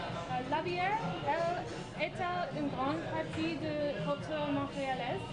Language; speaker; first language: French; non-native, learner; English